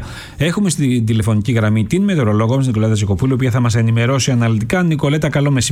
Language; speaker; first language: Greek; native; Greek